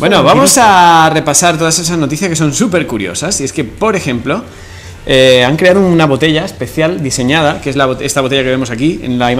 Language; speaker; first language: Spanish; native; Spanish